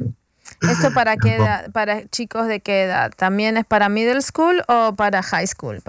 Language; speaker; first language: Spanish; native; Spanish